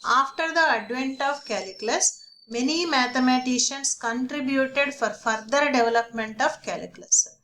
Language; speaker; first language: English; non-native, local second language; Telugu